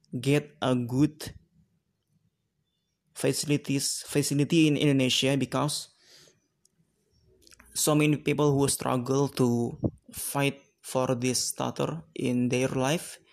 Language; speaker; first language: English; non-native, learner; Indonesian